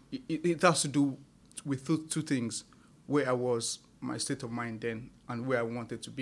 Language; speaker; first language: English; non-native, local second language; Yoruba